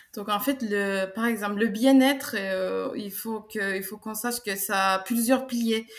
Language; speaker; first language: French; non-native, fluent; Turkish